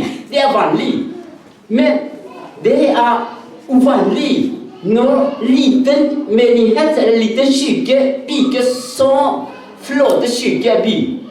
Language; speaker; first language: Norwegian; non-native, learner; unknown